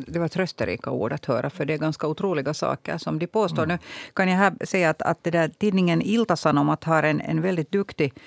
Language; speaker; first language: Swedish; native; Swedish